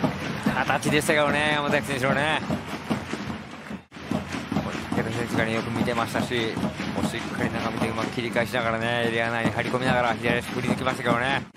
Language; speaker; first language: Japanese; native; Japanese